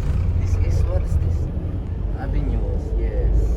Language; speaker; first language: English; non-native, learner; Filipino